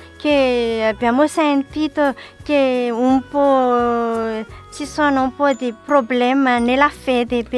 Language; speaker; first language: Italian; non-native, learner; Malagasy